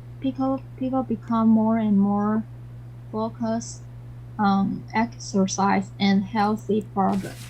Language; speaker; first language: English; non-native, learner; Chinese